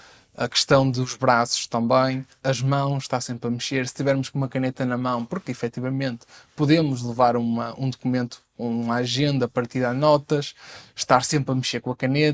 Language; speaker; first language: Portuguese; native; Portuguese